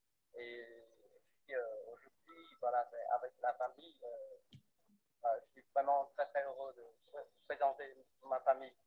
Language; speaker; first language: French; non-native, fluent; Vietnamese